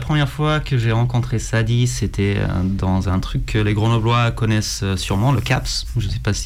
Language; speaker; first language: French; non-native, fluent; English